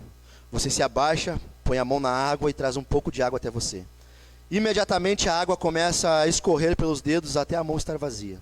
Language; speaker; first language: Portuguese; native; Portuguese